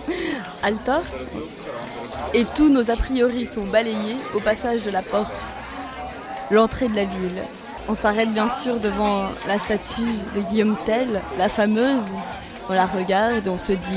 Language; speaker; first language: French; native; French